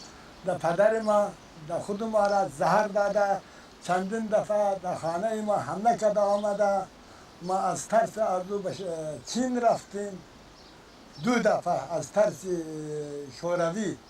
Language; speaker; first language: Persian; non-native, local second language; Kyrgyz